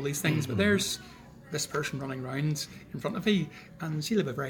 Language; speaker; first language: English; native; English